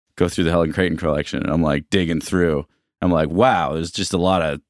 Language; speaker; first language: English; native; English